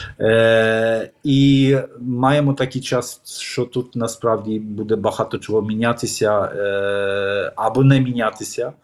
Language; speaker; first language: Ukrainian; non-native, fluent; Polish